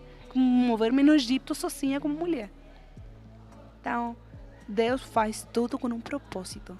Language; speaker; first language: Portuguese; non-native, fluent; Spanish